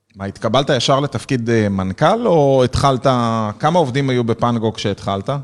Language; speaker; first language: Hebrew; native; Hebrew